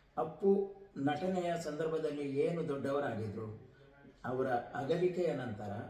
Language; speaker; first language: Kannada; non-native, local second language; Konkani